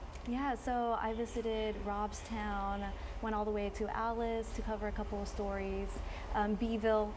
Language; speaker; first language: English; early bilingual, other home language; Spanish